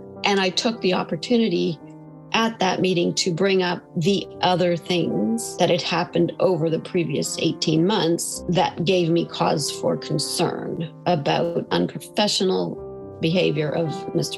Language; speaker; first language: English; native; English